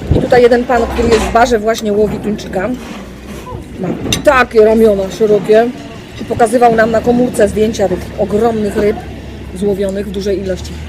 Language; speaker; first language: Polish; native; Polish